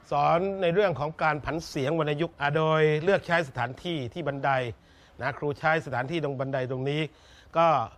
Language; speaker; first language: Thai; native; Thai